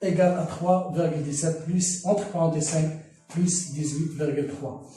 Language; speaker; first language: French; non-native, local second language; Arabic